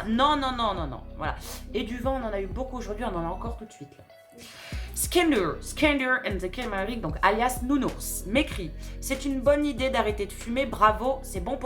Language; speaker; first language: French; native; French